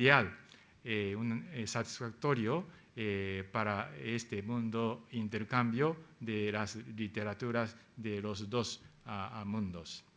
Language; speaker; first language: Spanish; non-native, fluent; Japanese